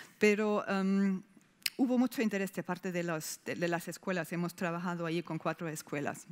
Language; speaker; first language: Spanish; non-native, fluent; German